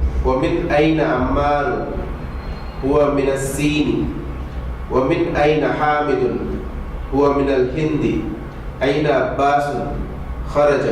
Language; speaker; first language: Arabic; non-native, learner; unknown